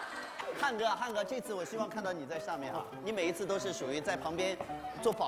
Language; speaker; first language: Chinese; native; Chinese